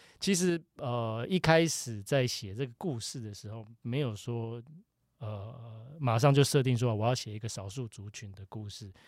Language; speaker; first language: Chinese; native; Chinese